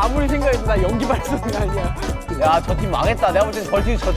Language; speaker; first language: Korean; native; Korean